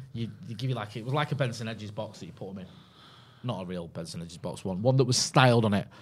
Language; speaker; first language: English; native; English